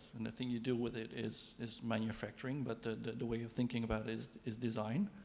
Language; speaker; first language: English; non-native, fluent; Dutch